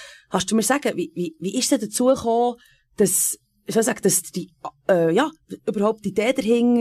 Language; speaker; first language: German; native; German